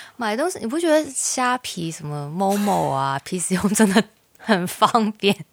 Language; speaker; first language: Chinese; non-native, fluent; Cantonese